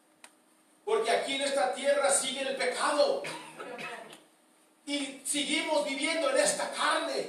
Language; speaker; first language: Spanish; early bilingual, heritage; Spanish